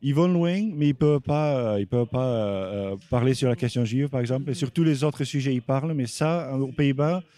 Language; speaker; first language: French; early bilingual, heritage; French